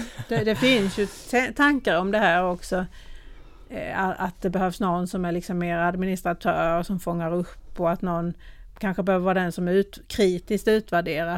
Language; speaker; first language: Swedish; native; Swedish